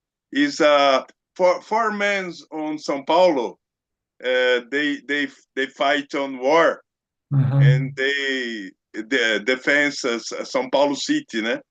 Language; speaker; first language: English; non-native, learner; Portuguese